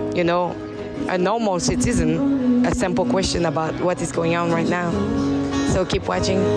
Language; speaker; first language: English; non-native, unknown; French